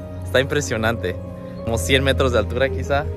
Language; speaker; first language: Spanish; native; Spanish